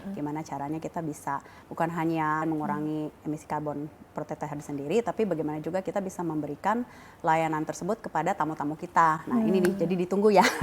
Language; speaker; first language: Indonesian; early bilingual, heritage; Indonesian